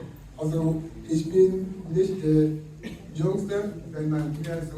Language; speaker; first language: German; non-native, fluent; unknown